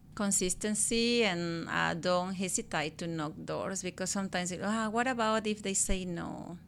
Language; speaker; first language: English; non-native, learner; Spanish